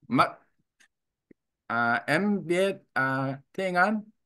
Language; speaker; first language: Vietnamese; non-native, learner; Korean